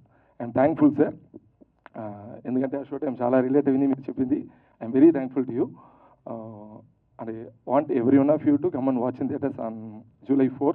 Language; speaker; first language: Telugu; early bilingual, heritage; Telugu